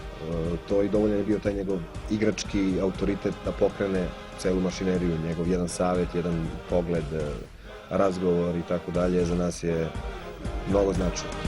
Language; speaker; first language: Bosnian; native; Bosnian